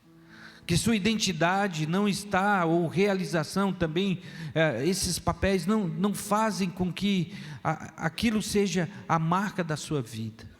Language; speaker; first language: Portuguese; native; Portuguese